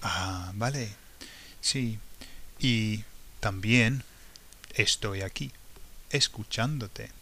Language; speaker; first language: Spanish; non-native, fluent; English